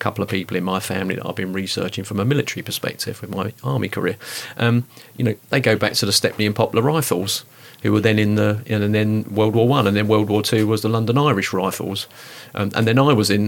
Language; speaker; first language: English; native; English